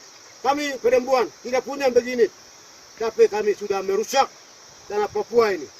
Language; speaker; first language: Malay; non-native, local second language; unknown